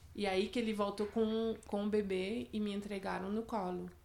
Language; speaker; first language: Portuguese; non-native, fluent; French